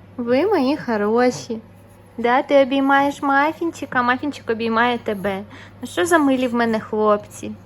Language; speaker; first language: Ukrainian; native; Ukrainian